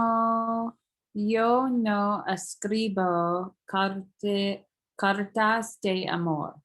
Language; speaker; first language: Spanish; non-native, learner; English